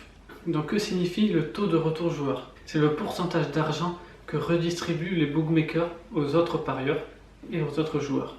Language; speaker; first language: French; native; French